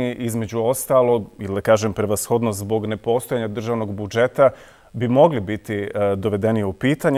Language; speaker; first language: Serbian; native; Serbian